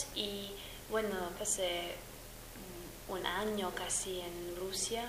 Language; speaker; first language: Spanish; non-native, fluent; English